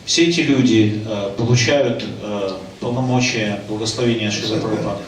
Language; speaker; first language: Russian; native; Russian